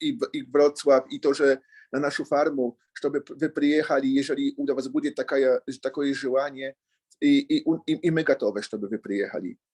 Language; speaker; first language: Russian; non-native, learner; Polish